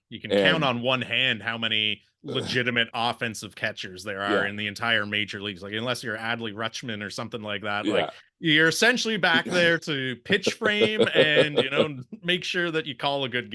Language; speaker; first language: English; native; English